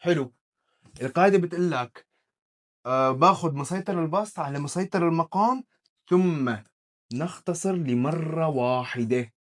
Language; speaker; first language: Arabic; native; Arabic